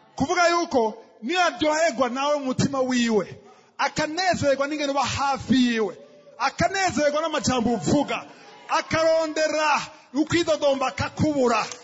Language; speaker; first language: Rundi; native; Rundi